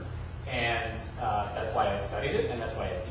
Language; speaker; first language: English; native; English